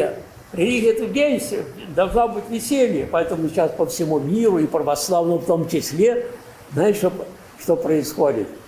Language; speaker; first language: Russian; native; Russian